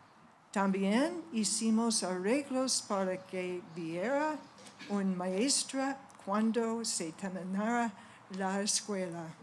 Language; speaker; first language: Spanish; non-native, fluent; English